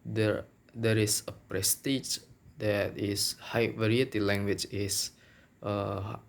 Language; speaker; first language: English; non-native, local second language; Minangkabau